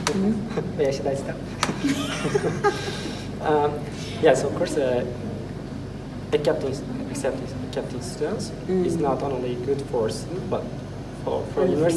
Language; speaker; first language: English; non-native, fluent; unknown